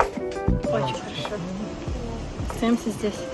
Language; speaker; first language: Russian; native; Russian